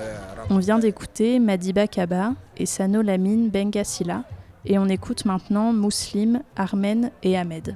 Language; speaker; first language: French; native; French